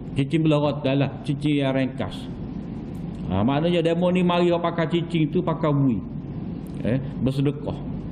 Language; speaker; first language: Malay; native; Malay